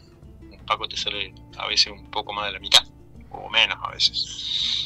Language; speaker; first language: Spanish; native; Spanish